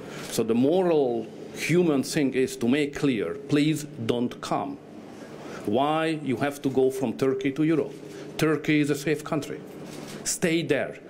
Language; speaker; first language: English; non-native, fluent; Hungarian